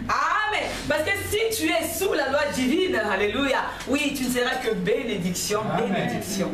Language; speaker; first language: French; non-native, local second language; Lingala